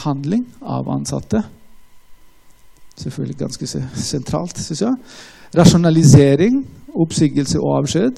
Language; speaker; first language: Norwegian; non-native, fluent; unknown